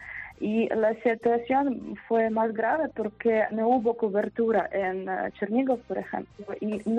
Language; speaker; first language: Spanish; non-native, fluent; Ukrainian